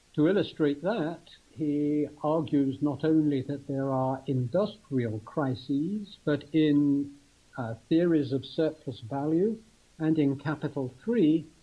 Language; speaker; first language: English; native; English